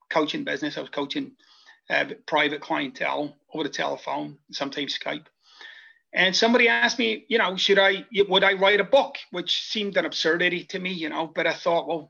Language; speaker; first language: English; native; English